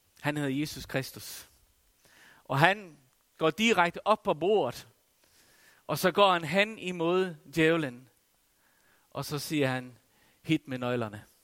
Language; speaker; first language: Danish; non-native, local second language; Faroese